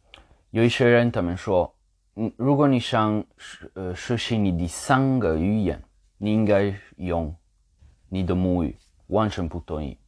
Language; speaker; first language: Chinese; non-native, learner; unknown